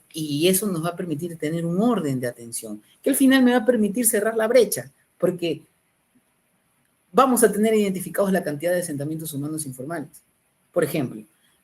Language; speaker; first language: Spanish; native; Spanish